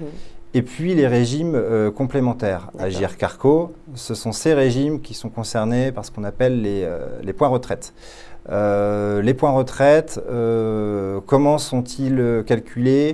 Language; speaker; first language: French; native; French